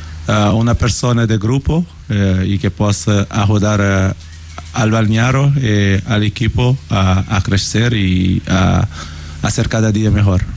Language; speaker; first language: Spanish; non-native, learner; Portuguese